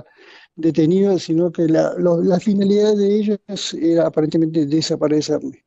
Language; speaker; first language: Spanish; native; Spanish